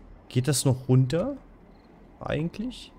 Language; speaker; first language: German; native; German